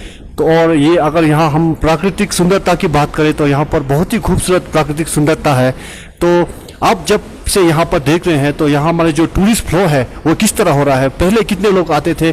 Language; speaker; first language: Hindi; native; Hindi